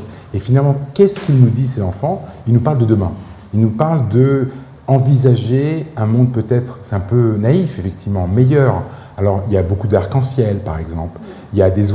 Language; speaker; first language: French; native; French